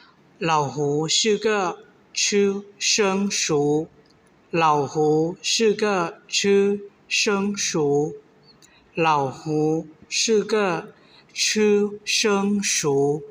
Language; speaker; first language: Chinese; non-native, learner; Hmong